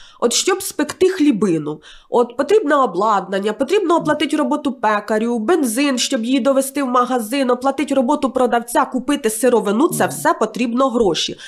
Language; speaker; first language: Ukrainian; native; Ukrainian